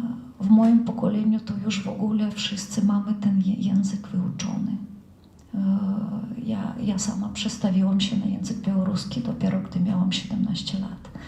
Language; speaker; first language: Polish; non-native, fluent; Russian